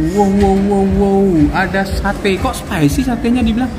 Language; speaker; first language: Indonesian; native; Indonesian